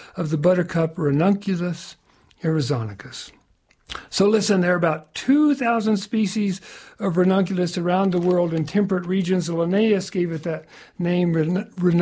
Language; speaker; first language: English; native; English